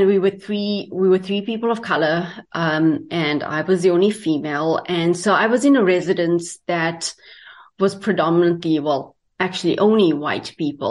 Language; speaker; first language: English; native; English